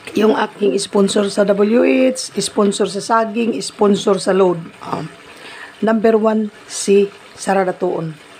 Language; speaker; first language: Filipino; non-native, local second language; Cebuano